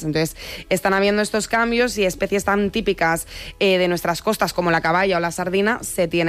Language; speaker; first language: Spanish; native; Spanish